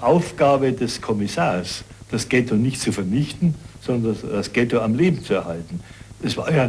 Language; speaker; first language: German; native; German